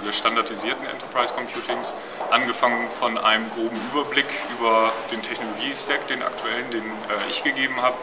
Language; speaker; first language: German; native; German